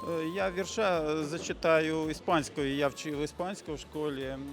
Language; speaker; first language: Ukrainian; non-native, local second language; Russian